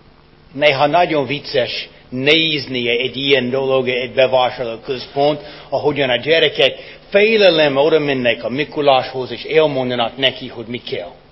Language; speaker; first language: Hungarian; non-native, fluent; English